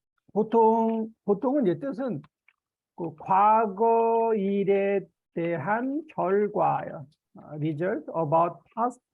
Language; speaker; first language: Korean; native; Korean